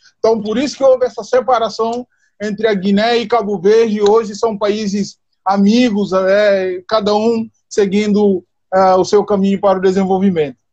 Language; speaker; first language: Portuguese; non-native, local second language; Upper Guinea Crioulo